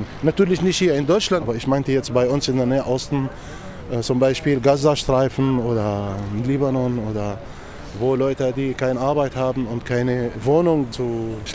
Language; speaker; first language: German; non-native, fluent; Arabic